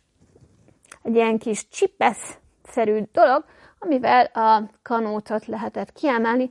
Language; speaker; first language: Hungarian; native; Hungarian